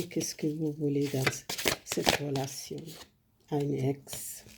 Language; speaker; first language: French; non-native, learner; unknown